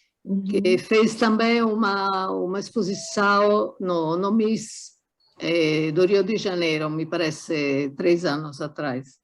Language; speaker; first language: Portuguese; non-native, fluent; Italian